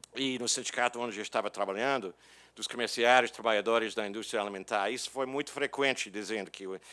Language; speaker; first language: Portuguese; non-native, fluent; English